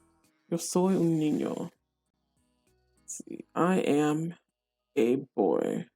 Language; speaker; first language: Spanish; non-native, learner; English